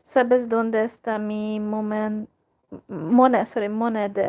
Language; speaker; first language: Spanish; non-native, learner; Hungarian